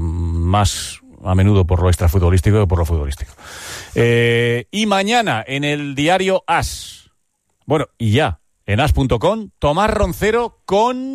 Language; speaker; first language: Spanish; native; Spanish